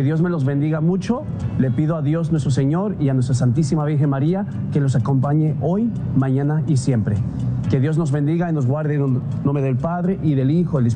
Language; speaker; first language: Spanish; early bilingual, heritage; Spanish